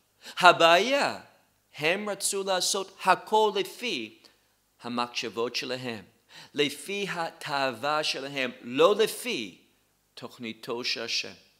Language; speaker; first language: Hebrew; non-native, fluent; English